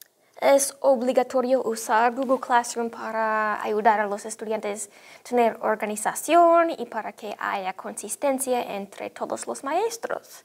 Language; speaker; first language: Spanish; non-native, fluent; English